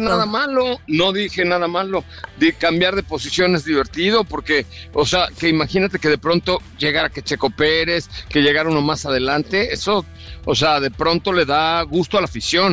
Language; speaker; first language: Spanish; native; Spanish